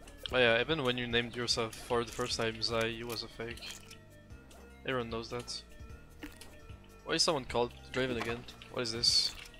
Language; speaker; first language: English; non-native, fluent; French